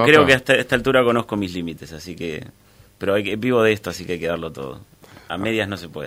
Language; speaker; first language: Spanish; native; Spanish